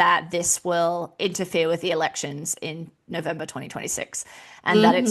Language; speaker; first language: English; native; English